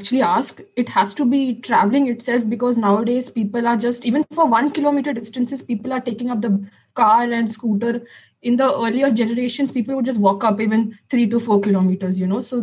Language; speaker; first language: English; non-native, local second language; Hindi